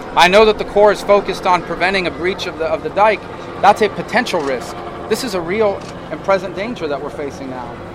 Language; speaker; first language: English; native; English